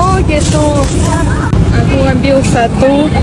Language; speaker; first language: Indonesian; non-native, learner; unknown